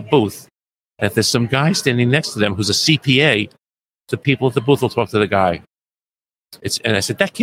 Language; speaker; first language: English; native; English